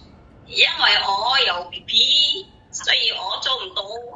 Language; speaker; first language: Cantonese; non-native, learner; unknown